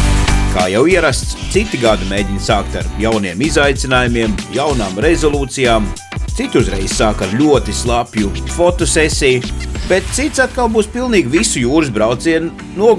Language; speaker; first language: Latvian; native; Latvian